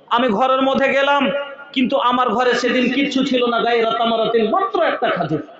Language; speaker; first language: Bangla; non-native, local second language; Bhojpuri